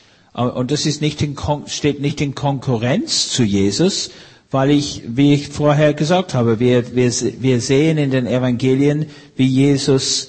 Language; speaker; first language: German; non-native, fluent; English